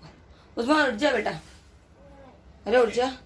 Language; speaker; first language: Hindi; native; Hindi